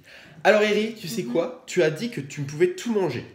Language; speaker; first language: French; native; French